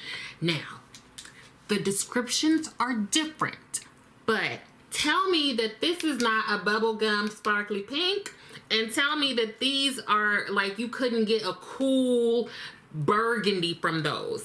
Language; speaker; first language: English; native; English